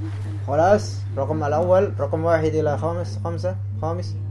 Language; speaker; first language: Arabic; non-native, fluent; Indonesian